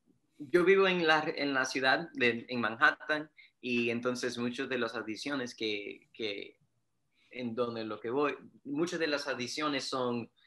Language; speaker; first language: Spanish; early bilingual, heritage; Spanish